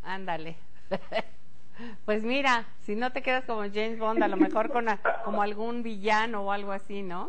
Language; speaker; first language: Spanish; native; Spanish